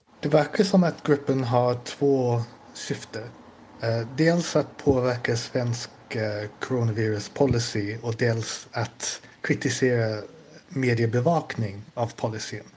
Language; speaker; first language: Swedish; non-native, fluent; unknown